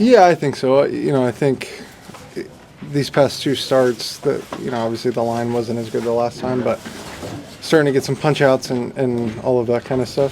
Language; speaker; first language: English; native; English